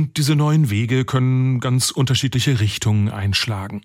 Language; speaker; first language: German; native; German